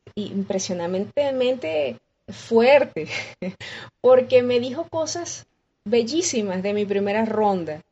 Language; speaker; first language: Spanish; native; Spanish